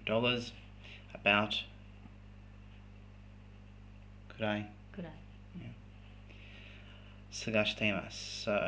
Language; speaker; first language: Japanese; non-native, fluent; English